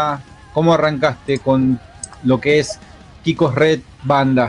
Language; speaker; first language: Spanish; native; Spanish